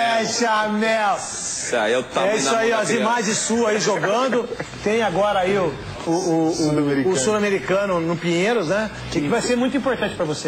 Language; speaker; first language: Portuguese; native; Portuguese